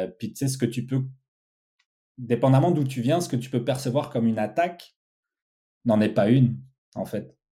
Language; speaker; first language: French; early bilingual, other home language; Portuguese